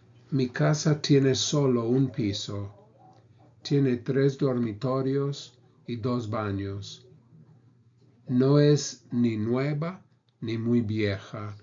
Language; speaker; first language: Spanish; non-native, fluent; English